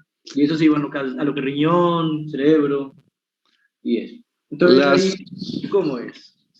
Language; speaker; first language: Spanish; native; Spanish